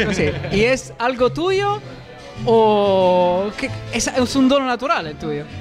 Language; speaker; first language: Spanish; non-native, fluent; Italian